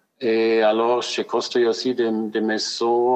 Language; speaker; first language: French; non-native, fluent; German